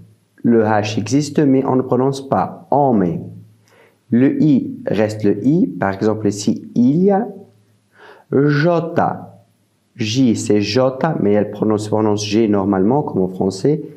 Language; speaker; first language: French; non-native, fluent; Portuguese